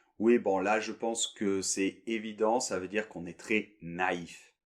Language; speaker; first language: French; native; French